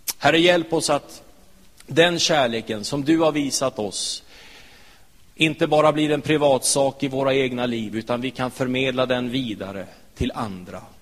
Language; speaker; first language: Swedish; native; Swedish